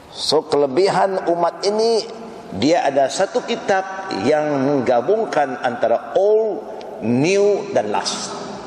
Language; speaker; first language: Malay; native; Malay